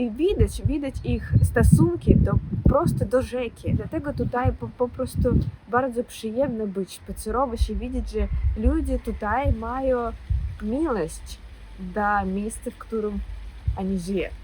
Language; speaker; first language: Polish; non-native, learner; Russian